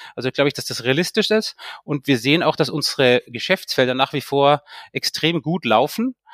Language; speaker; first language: German; native; German